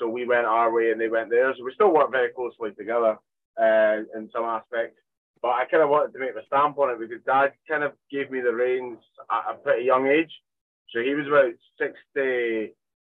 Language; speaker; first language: English; native; English